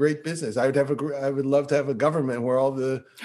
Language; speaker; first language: English; native; English